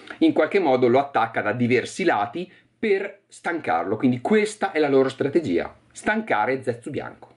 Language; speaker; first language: Italian; native; Italian